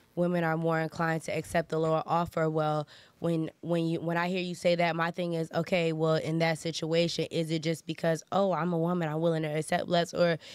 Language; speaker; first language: English; native; English